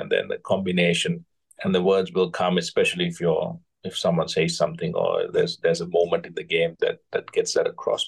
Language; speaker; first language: English; non-native, local second language; Sinhala